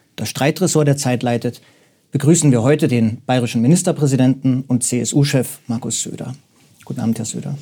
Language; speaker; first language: German; native; German